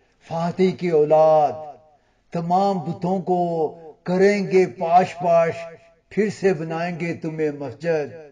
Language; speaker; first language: Urdu; native; Urdu